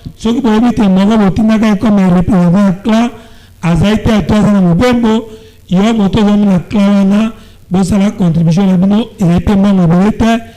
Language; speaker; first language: Lingala; native; Lingala